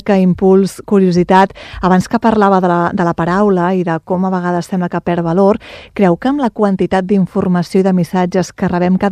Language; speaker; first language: Catalan; native; Catalan